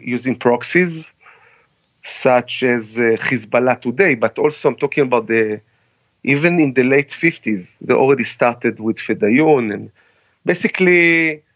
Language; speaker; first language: English; non-native, fluent; Hebrew